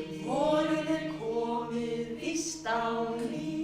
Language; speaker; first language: Icelandic; native; Icelandic